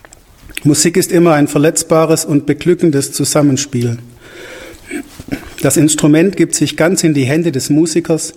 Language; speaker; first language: German; native; German